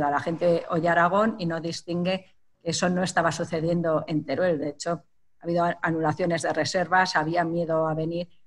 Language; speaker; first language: Spanish; native; Spanish